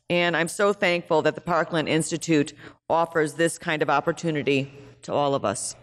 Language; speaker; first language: English; native; English